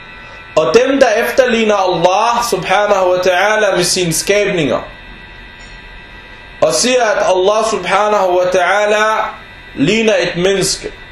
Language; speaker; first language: Danish; non-native, fluent; Arabic